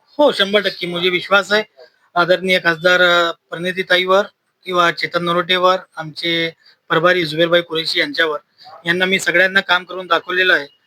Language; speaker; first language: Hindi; native; Hindi